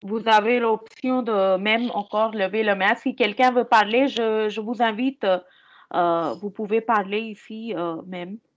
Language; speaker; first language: French; non-native, fluent; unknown